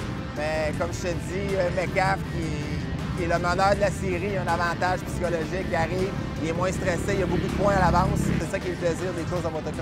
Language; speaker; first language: French; native; French